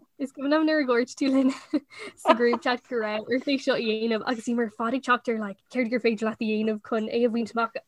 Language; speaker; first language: Irish; non-native, local second language; English